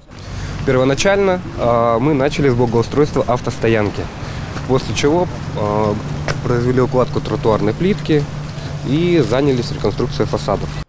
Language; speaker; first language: Russian; native; Russian